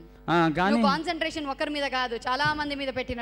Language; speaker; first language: Telugu; native; Telugu